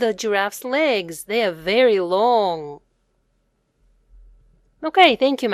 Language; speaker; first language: English; non-native, fluent; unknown